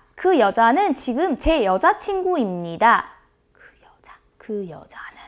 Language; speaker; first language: Korean; non-native, fluent; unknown